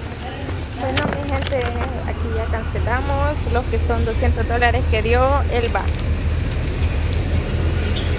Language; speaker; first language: Spanish; native; Spanish